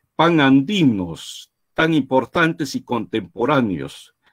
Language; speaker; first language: Spanish; native; Spanish